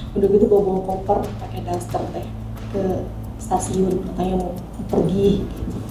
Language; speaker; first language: Indonesian; non-native, local second language; Sundanese